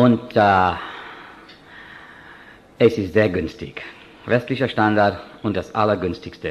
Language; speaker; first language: German; non-native, fluent; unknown